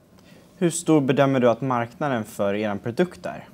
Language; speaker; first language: Swedish; native; Swedish